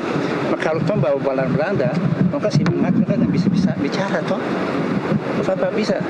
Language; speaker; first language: Indonesian; early bilingual, heritage; Indonesian